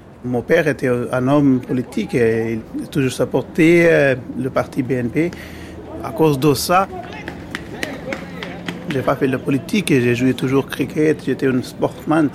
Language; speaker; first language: French; non-native, learner; Bangla